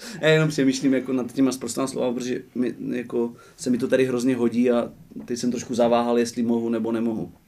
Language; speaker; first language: Czech; native; Czech